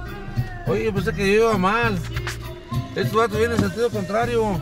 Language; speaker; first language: Spanish; native; Spanish